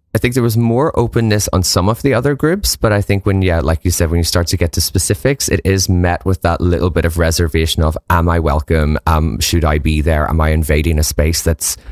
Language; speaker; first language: English; native; English